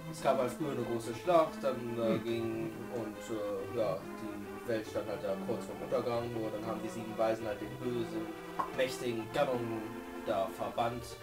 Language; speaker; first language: German; native; German